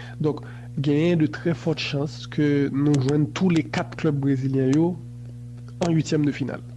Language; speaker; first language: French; non-native, local second language; Haitian Creole